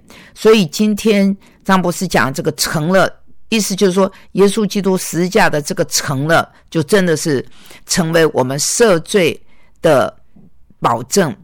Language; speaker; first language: Chinese; native; Chinese